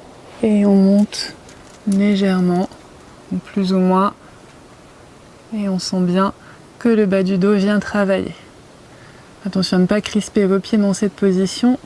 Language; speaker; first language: French; native; French